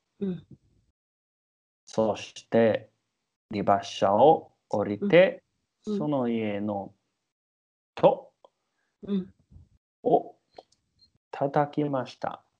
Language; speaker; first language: Japanese; non-native, learner; English